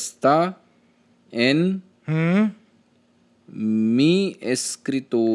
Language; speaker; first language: Spanish; non-native, learner; Hindi